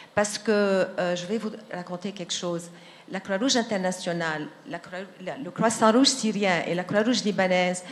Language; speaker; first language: French; non-native, local second language; Arabic